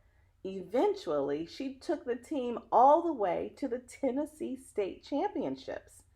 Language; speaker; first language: English; native; English